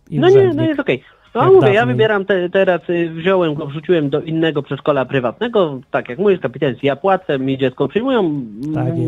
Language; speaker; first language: Polish; native; Polish